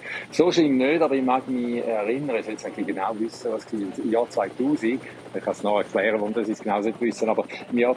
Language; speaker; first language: German; native; German